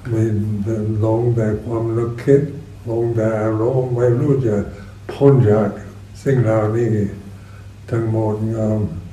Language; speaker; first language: Thai; non-native, fluent; English